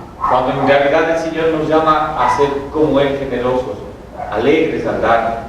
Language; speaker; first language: Spanish; native; Spanish